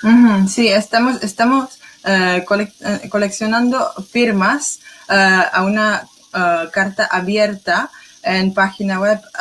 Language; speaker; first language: Spanish; non-native, fluent; English